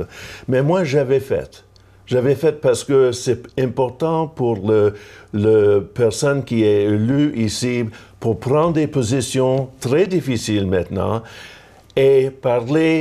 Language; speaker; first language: French; non-native, local second language; English